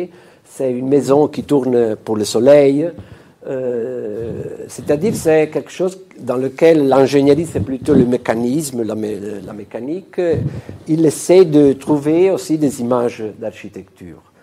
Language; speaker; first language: French; non-native, fluent; Italian